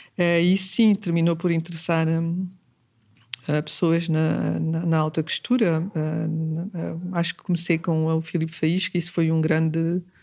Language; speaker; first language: Portuguese; early bilingual, heritage; Portuguese